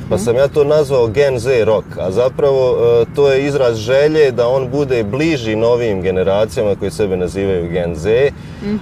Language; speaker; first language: Serbian; native; Serbian